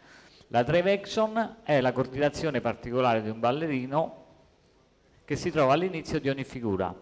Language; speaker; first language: Italian; native; Italian